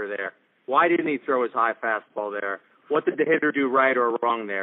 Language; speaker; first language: English; native; English